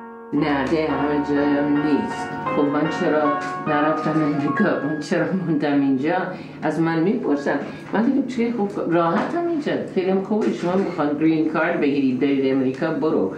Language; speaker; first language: Persian; non-native, fluent; English